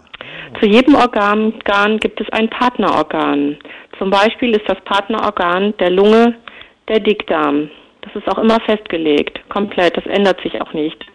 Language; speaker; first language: German; native; German